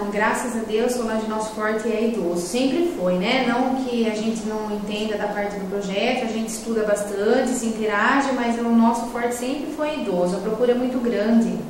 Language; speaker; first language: Portuguese; native; Portuguese